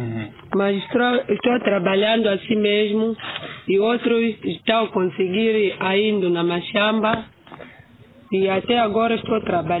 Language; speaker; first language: Portuguese; non-native, learner; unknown